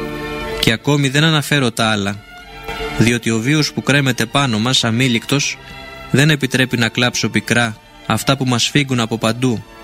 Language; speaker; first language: Greek; native; Greek